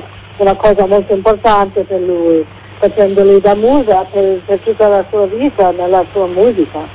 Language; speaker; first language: Italian; early bilingual, heritage; English